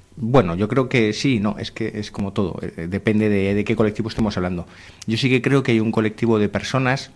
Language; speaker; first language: Spanish; native; Spanish